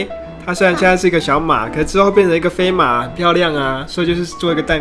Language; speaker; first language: Chinese; native; Chinese